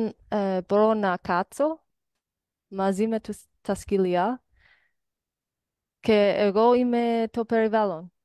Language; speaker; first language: Greek; non-native, learner; English